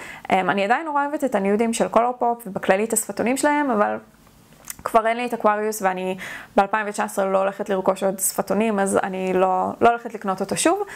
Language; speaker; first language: Hebrew; native; Hebrew